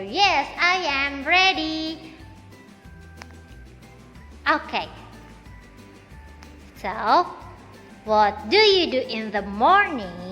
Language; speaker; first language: English; non-native, fluent; Indonesian